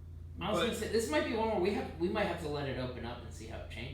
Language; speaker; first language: English; native; English